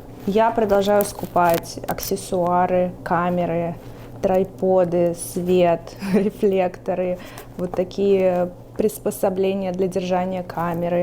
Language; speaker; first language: Russian; native; Russian